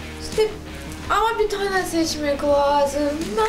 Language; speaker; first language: Turkish; non-native, learner; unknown